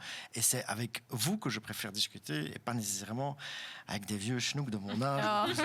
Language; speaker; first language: French; non-native, local second language; German